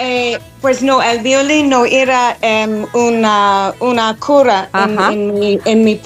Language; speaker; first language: Spanish; non-native, fluent; English